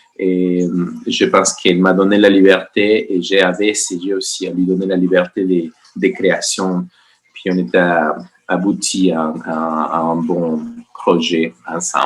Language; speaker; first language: French; non-native, fluent; Spanish